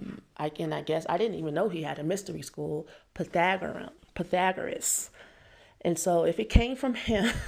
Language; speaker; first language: English; native; English